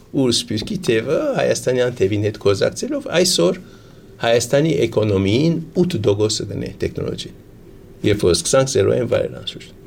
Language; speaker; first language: Armenian; early bilingual, heritage; Armenian